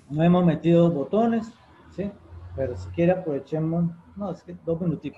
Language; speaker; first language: Spanish; native; Spanish